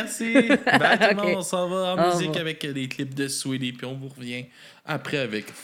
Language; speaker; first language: French; native; French